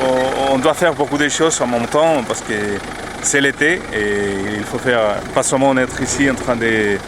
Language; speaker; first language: French; non-native, fluent; Spanish